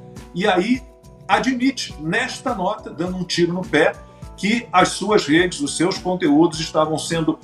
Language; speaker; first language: Portuguese; native; Portuguese